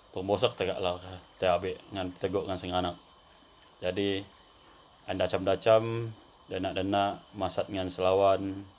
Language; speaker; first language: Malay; non-native, local second language; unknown